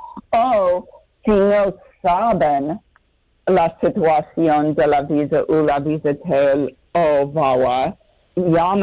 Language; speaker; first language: Spanish; non-native, learner; English